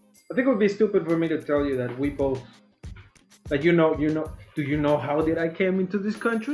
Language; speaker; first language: English; non-native, fluent; Spanish